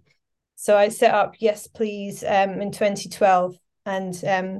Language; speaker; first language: English; native; English